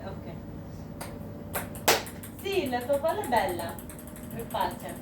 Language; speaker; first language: Italian; non-native, learner; Albanian